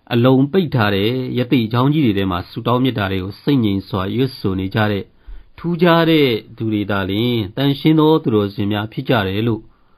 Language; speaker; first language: Burmese; native; Burmese